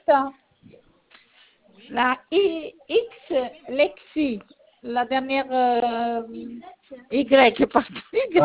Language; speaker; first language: French; non-native, fluent; Italian